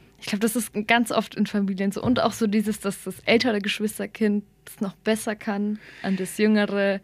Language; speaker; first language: German; early bilingual, other home language; Somali